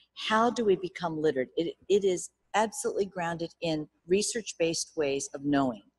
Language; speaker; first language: English; early bilingual, other home language; Japanese